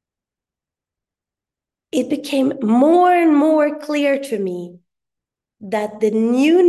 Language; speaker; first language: English; non-native, fluent; Swedish